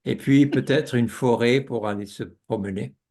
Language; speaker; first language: French; non-native, fluent; English